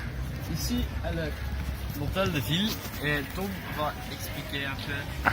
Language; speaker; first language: French; non-native, learner; Dutch